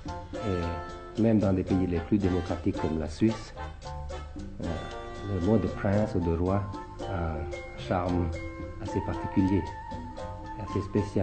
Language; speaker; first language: French; early bilingual, other home language; Thai